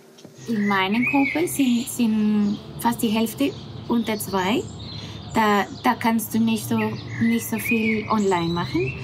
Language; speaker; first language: German; non-native, fluent; Spanish